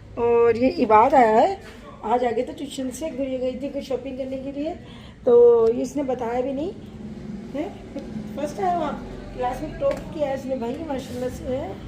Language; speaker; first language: Urdu; native; Urdu